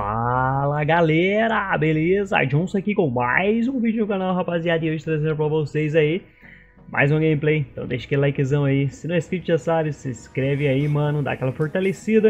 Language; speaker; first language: Portuguese; native; Portuguese